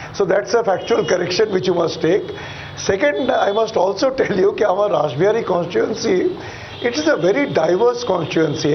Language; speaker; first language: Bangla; native; Bangla